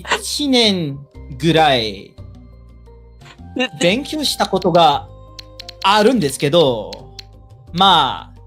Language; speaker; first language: Japanese; non-native, learner; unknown